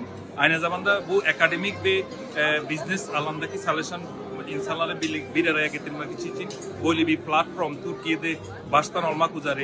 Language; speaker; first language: Turkish; non-native, learner; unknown